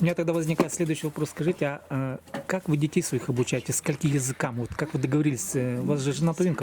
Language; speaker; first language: Russian; native; Russian